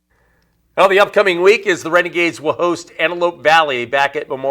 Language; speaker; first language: English; native; English